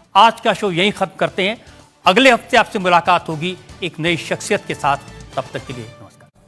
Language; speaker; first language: Hindi; native; Hindi